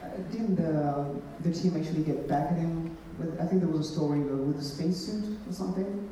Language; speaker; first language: English; non-native, fluent; French